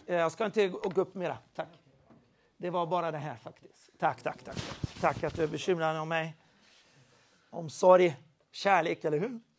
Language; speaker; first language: Swedish; non-native, fluent; Spanish